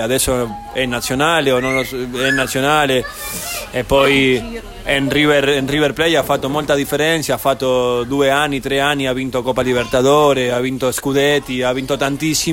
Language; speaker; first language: Italian; non-native, fluent; Spanish